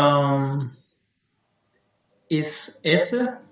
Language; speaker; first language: German; non-native, learner; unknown